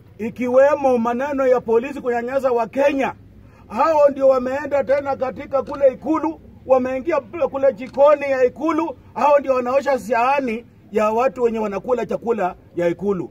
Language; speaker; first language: Swahili; non-native, local second language; Luyia